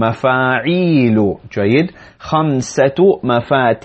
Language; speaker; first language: Arabic; non-native, fluent; English